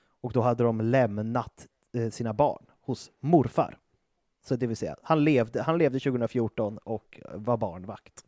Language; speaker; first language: Swedish; native; Swedish